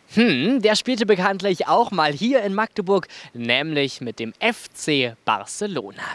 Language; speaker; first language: German; native; German